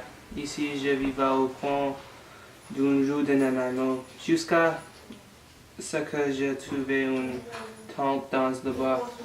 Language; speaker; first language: French; non-native, learner; English